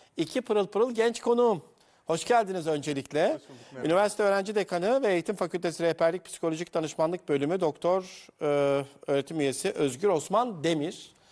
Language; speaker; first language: Turkish; native; Turkish